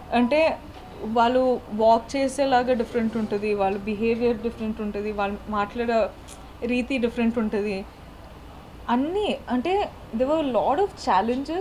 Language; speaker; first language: Telugu; non-native, local second language; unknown